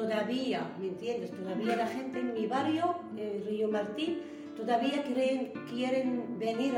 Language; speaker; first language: Spanish; non-native, learner; Arabic